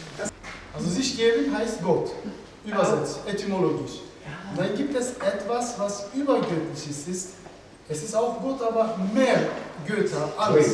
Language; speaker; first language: German; non-native, fluent; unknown